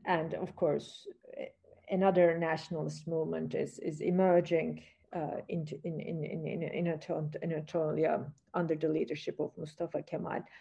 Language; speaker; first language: English; non-native, fluent; Turkish